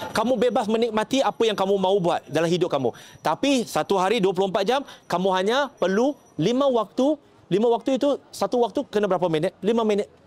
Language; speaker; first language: Malay; non-native, local second language; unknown